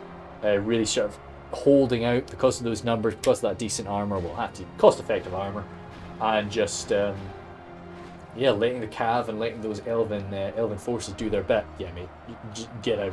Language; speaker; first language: English; native; English